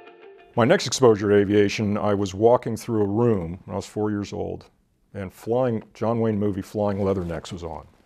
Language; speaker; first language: English; native; English